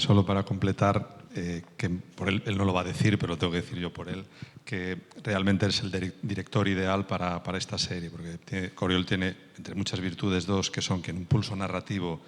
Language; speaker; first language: Spanish; native; Spanish